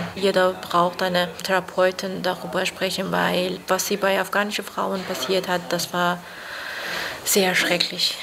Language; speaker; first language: German; non-native, fluent; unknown